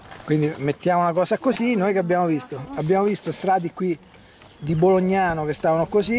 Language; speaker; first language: Italian; native; Italian